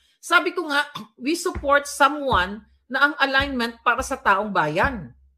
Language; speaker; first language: Filipino; non-native, local second language; Hiligaynon